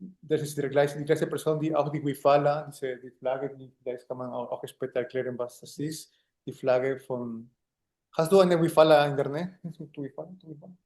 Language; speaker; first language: German; non-native, fluent; Spanish